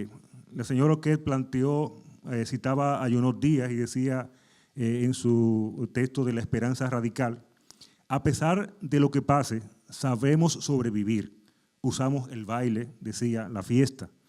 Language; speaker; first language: Spanish; native; Spanish